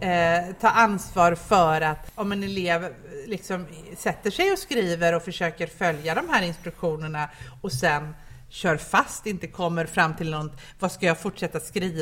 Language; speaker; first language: Swedish; native; Swedish